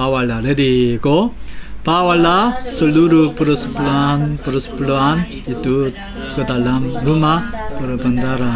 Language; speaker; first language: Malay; non-native, fluent; Korean